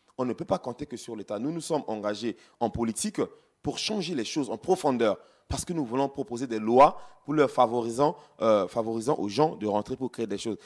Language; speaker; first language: French; non-native, local second language; Sango